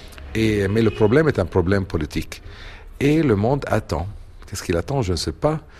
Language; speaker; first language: French; non-native, fluent; Arabic